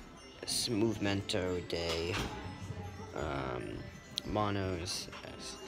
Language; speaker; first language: Spanish; non-native, learner; English